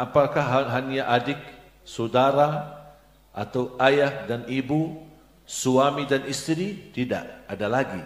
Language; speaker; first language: Indonesian; non-native, fluent; Arabic